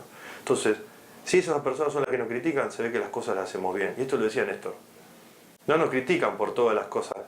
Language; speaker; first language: Spanish; native; Spanish